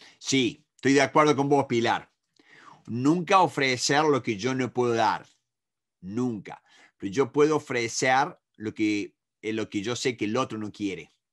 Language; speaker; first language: Spanish; native; Spanish